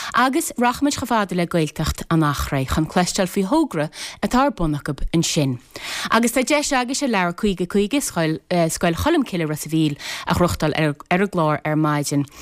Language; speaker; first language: Irish; native; Irish